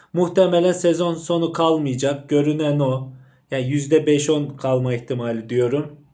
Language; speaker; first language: Turkish; native; Turkish